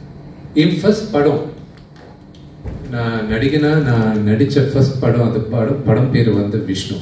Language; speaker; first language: Tamil; non-native, local second language; Telugu